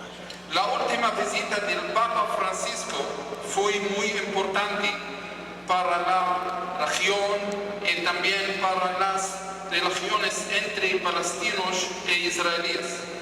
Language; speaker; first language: Spanish; non-native, fluent; Hebrew